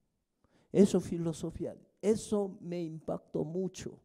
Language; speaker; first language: Spanish; non-native, fluent; Korean